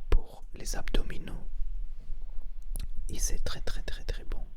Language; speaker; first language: French; non-native, learner; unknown